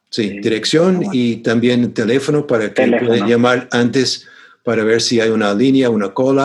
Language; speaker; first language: Spanish; non-native, fluent; English